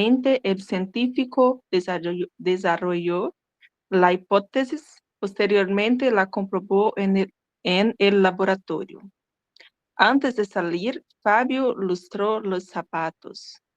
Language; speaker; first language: Spanish; non-native, learner; Portuguese